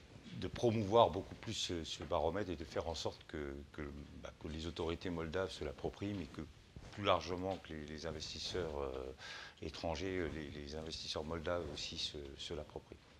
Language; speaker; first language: French; native; French